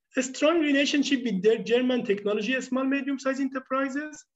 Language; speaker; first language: English; non-native, fluent; Persian